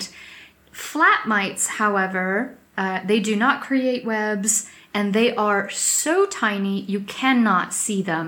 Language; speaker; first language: English; native; English